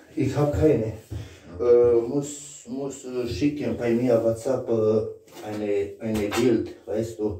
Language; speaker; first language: German; non-native, learner; Romanian